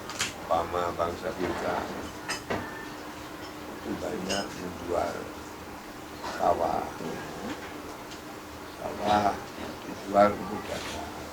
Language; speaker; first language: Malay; non-native, local second language; Javanese